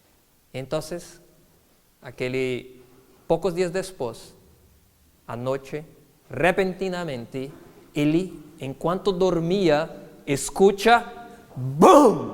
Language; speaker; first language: Spanish; non-native, fluent; Portuguese